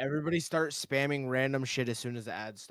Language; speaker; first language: English; native; English